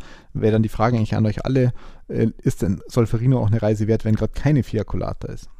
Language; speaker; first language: German; native; German